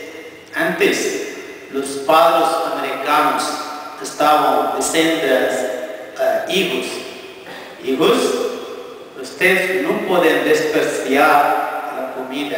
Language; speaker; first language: Spanish; non-native, fluent; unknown